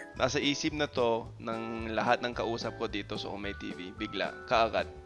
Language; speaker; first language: Filipino; non-native, fluent; English